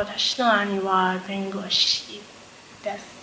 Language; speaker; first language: Japanese; non-native, learner; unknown